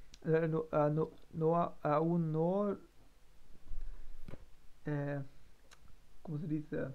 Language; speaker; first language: Spanish; non-native, learner; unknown